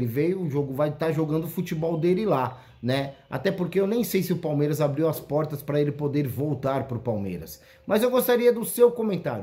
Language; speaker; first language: Portuguese; native; Portuguese